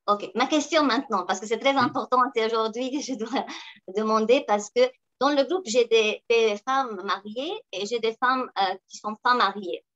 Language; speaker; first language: French; non-native, local second language; Arabic